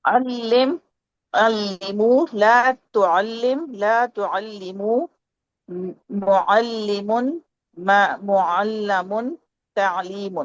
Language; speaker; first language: Arabic; non-native, learner; Urdu